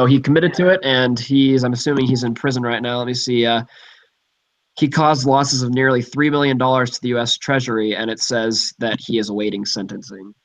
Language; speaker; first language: English; native; English